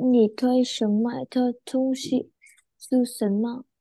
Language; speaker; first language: Chinese; non-native, learner; Vietnamese